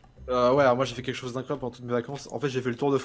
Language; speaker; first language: French; native; French